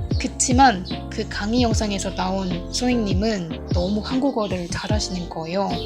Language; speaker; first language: Korean; non-native, fluent; Burmese